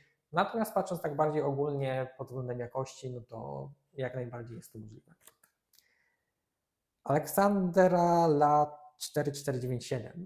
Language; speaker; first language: Polish; native; Polish